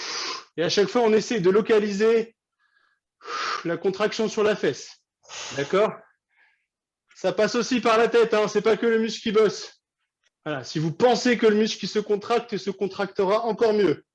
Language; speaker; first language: French; native; French